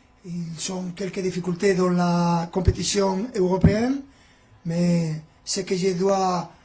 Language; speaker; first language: French; non-native, fluent; Spanish